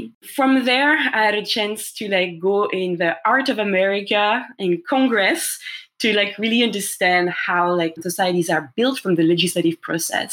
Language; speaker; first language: English; non-native, fluent; French